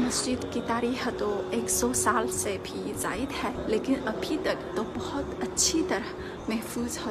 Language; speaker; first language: Hindi; non-native, fluent; Chinese